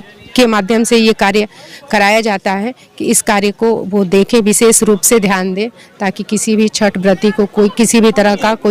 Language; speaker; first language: Hindi; native; Hindi